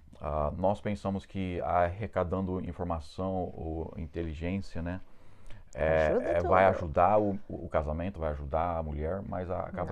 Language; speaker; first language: Portuguese; non-native, fluent; English